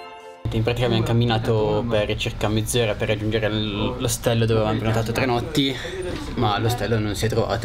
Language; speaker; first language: Italian; native; Italian